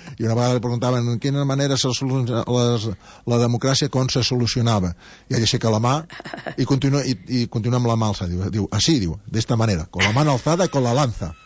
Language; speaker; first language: Catalan; native; Catalan